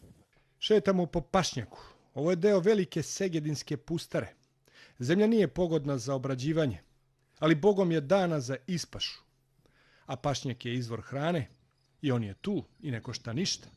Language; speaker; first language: Bosnian; native; Bosnian